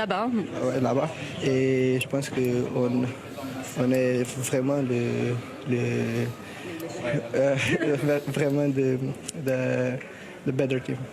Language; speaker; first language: French; non-native, learner; Portuguese